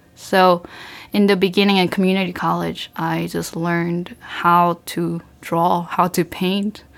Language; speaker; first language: English; early bilingual, other home language; Korean